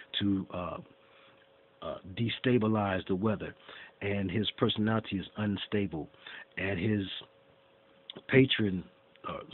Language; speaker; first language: English; native; English